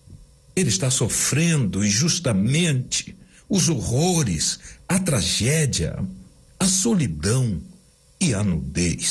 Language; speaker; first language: Portuguese; native; Portuguese